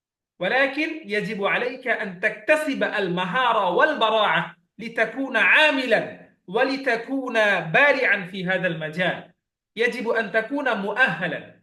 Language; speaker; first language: Arabic; non-native, fluent; Bangla